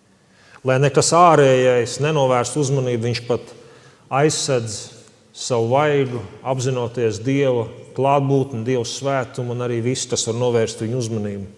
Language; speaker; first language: Latvian; native; Latvian